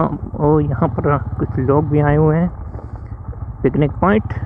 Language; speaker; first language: Hindi; non-native, local second language; Gujarati